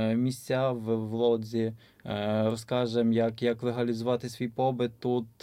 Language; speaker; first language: Ukrainian; native; Ukrainian